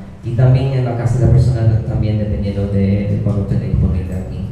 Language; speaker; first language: Spanish; non-native, learner; English